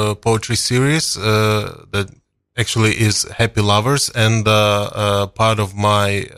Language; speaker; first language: English; non-native, fluent; Ukrainian